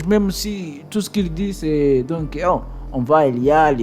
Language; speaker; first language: French; non-native, learner; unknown